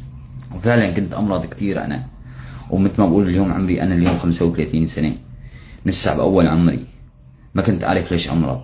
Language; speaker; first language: Arabic; native; Arabic